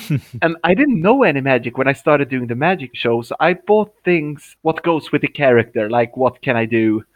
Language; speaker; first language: English; non-native, fluent; Swedish